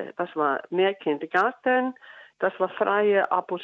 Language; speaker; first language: German; non-native, learner; Icelandic